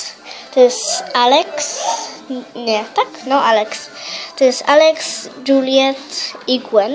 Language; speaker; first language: Polish; early bilingual, heritage; Polish